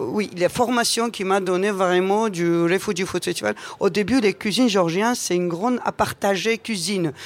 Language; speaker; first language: French; non-native, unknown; Georgian